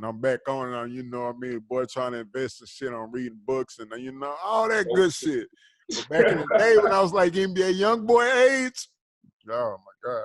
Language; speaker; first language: English; native; English